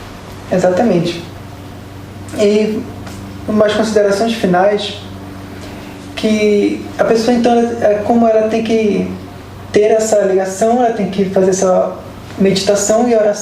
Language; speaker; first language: Portuguese; native; Portuguese